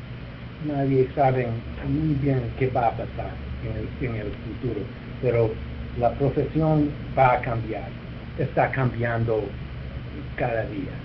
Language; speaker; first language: Spanish; non-native, learner; English